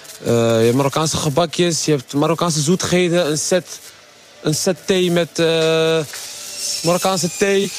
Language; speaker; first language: Dutch; native; Dutch